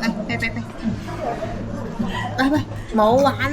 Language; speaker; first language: Chinese; native; Chinese